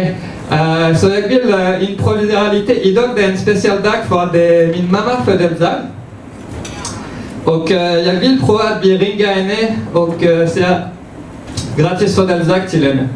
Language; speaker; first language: Swedish; non-native, fluent; French